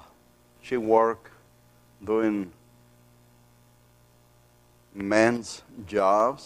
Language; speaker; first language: English; non-native, fluent; Spanish